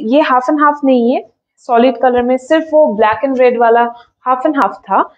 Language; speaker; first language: Hindi; non-native, local second language; Bangla